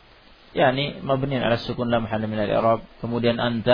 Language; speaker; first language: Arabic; non-native, fluent; Indonesian